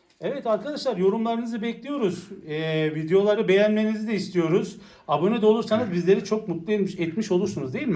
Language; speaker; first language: Turkish; native; Turkish